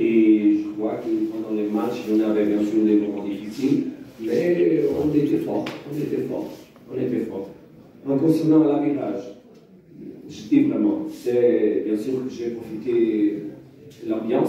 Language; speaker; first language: French; non-native, fluent; Portuguese